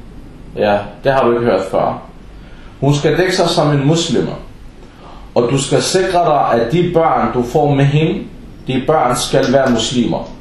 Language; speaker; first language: Danish; non-native, local second language; Arabic